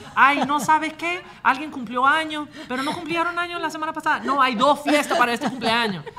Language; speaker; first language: Spanish; non-native, fluent; English